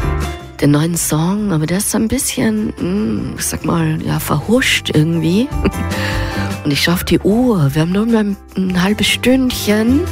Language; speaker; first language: German; native; German